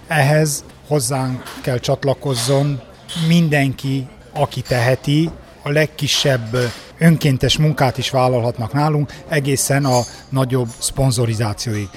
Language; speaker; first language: Hungarian; native; Hungarian